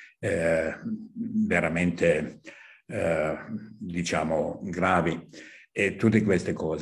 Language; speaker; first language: Italian; non-native, fluent; German